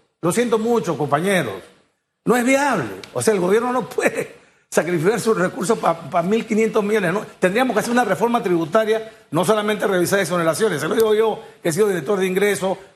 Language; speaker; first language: Spanish; native; Spanish